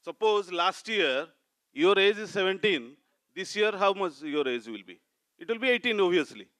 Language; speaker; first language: English; non-native, local second language; Odia